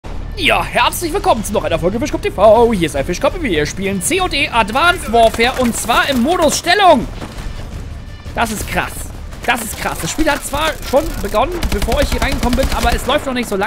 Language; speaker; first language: German; native; German